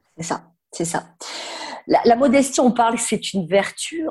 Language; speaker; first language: French; native; French